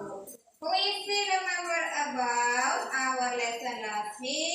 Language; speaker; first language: English; non-native, learner; Indonesian